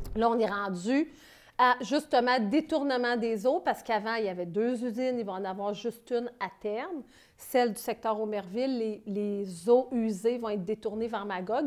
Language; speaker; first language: French; native; French